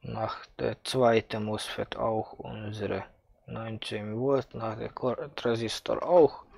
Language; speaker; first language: German; non-native, fluent; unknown